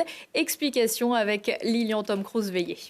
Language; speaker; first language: French; native; French